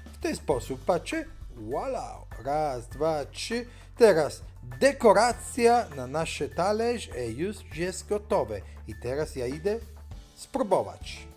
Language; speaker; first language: Polish; non-native, learner; Italian